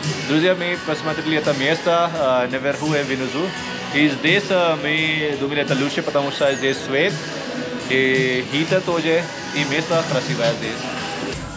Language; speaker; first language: Russian; non-native, learner; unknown